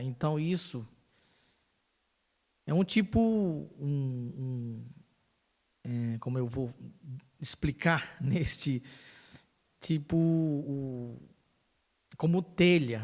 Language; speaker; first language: Portuguese; non-native, local second language; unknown